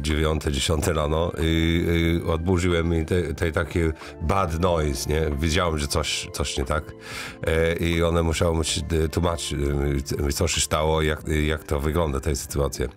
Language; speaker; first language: Polish; non-native, learner; English